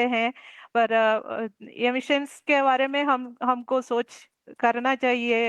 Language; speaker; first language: Hindi; non-native, local second language; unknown